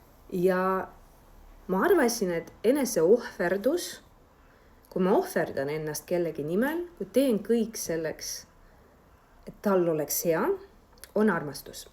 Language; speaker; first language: Estonian; non-native, local second language; Russian